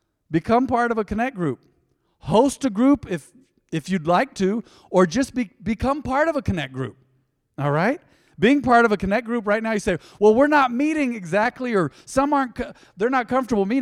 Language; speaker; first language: English; early bilingual, other home language; Spanish